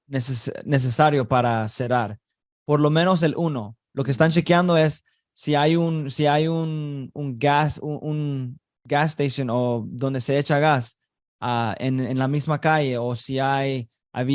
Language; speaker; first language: Spanish; early bilingual, heritage; Spanish